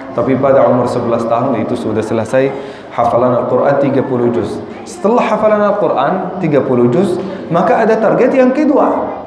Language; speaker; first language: Indonesian; non-native, fluent; Arabic